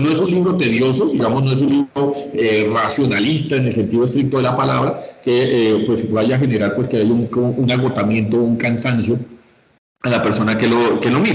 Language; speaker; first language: Spanish; native; Spanish